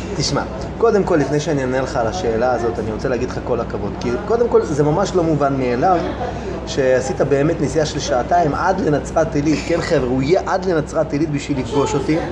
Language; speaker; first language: Hebrew; early bilingual, other home language; Russian